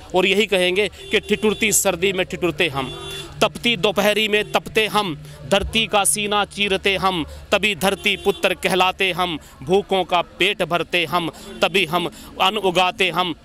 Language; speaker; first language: Hindi; native; Hindi